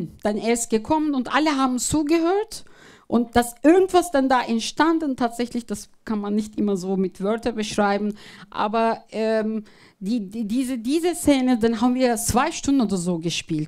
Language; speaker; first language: German; non-native, fluent; Turkish